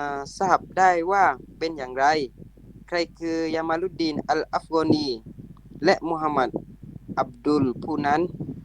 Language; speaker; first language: Thai; non-native, local second language; Pattani Malay